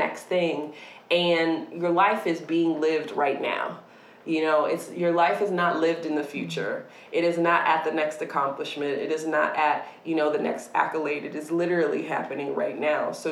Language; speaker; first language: English; native; English